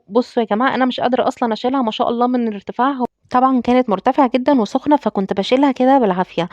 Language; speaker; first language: Arabic; native; Arabic